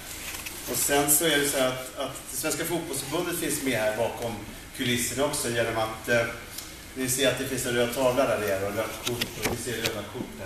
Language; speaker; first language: Swedish; native; Swedish